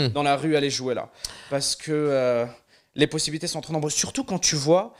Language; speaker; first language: French; non-native, local second language; Arabic